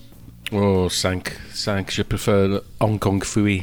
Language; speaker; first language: French; non-native, fluent; English